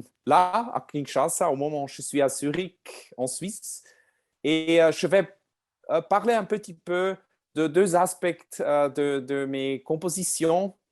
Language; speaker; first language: French; non-native, learner; German